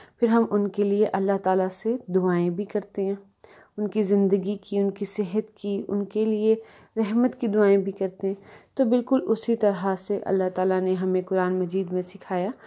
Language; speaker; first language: Urdu; native; Urdu